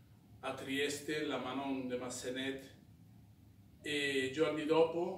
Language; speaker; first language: Italian; non-native, fluent; Spanish